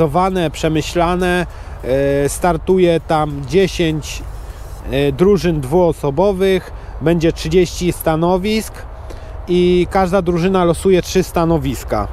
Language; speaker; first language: Polish; native; Polish